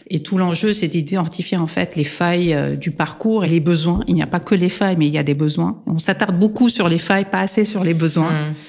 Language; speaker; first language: French; non-native, local second language; Armenian